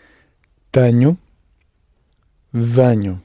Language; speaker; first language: Portuguese; non-native, learner; English